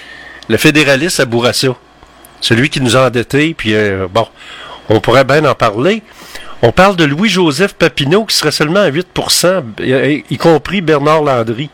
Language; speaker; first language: French; native; French